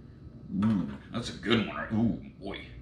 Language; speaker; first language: English; native; English